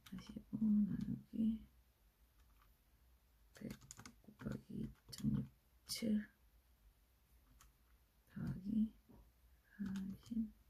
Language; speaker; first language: Korean; native; Korean